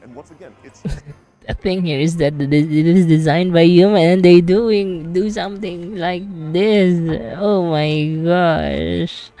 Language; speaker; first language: English; non-native, local second language; Filipino